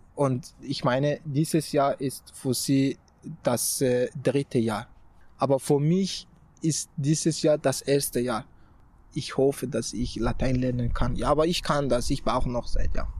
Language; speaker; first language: German; non-native, fluent; Persian